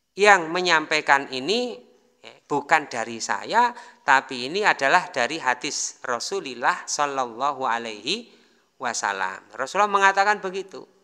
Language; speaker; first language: Indonesian; non-native, local second language; Javanese